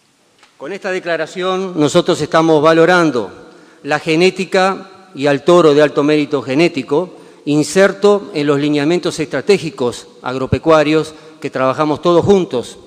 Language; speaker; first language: Spanish; native; Spanish